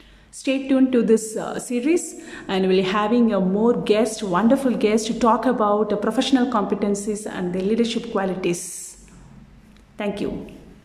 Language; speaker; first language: English; non-native, local second language; Tamil